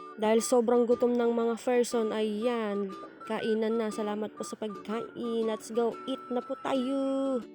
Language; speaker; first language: Filipino; non-native, local second language; Bikol